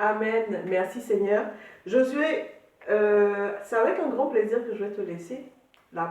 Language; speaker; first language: French; native; French